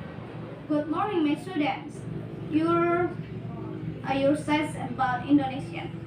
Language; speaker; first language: English; non-native, learner; Indonesian